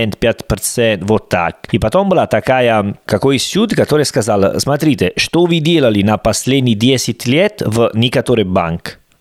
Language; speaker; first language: Russian; non-native, learner; Italian